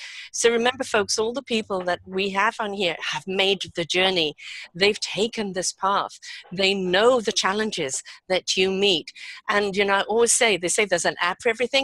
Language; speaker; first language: English; native; English